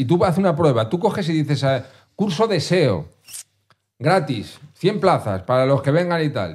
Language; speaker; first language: Spanish; native; Spanish